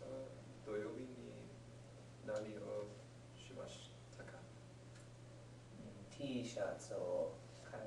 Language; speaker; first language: Japanese; non-native, learner; English